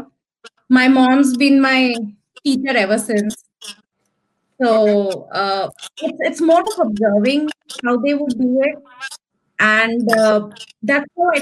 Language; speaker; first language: English; non-native, local second language; Hindi